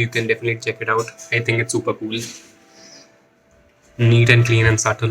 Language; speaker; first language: English; non-native, local second language; Hindi